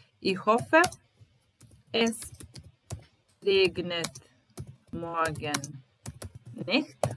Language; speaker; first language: German; non-native, fluent; Serbian